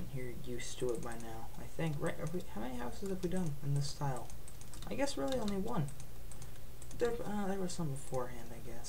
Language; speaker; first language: English; native; English